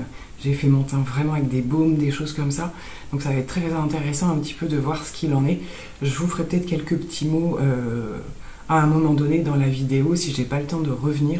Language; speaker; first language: French; native; French